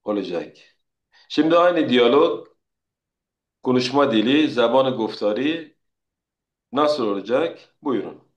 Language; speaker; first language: Turkish; non-native, fluent; Persian